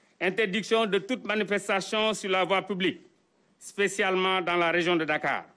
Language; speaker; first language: French; non-native, local second language; Wolof